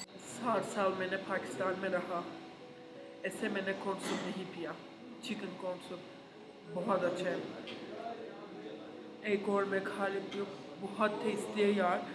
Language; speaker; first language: Hindi; non-native, fluent; Turkish